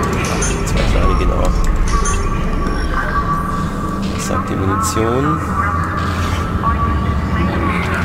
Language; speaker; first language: German; native; German